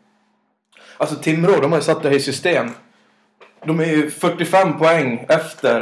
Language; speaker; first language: Swedish; native; Swedish